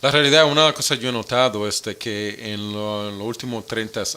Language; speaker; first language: Spanish; early bilingual, other home language; English